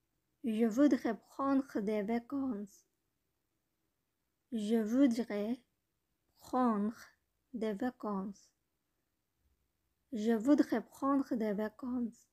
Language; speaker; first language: French; non-native, learner; Bangla